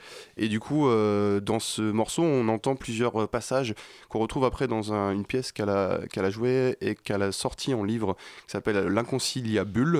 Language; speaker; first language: French; native; French